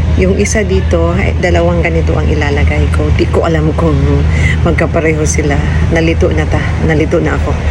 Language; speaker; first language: Filipino; non-native, local second language; Cebuano